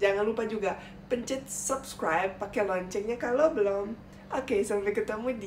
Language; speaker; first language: Indonesian; non-native, fluent; Bosnian